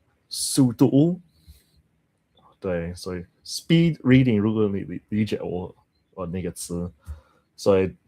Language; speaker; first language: Chinese; non-native, learner; English